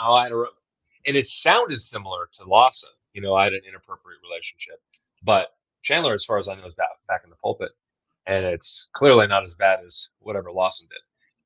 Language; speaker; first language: English; native; English